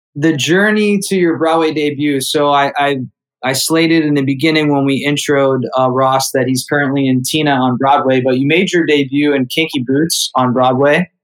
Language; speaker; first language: English; native; English